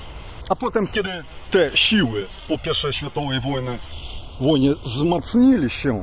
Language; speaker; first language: Polish; non-native, learner; Ukrainian